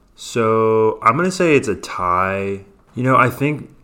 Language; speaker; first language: English; native; English